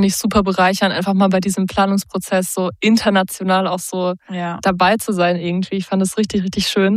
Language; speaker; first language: German; native; German